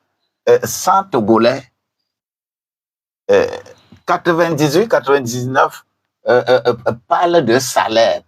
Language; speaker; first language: French; non-native, local second language; Ewe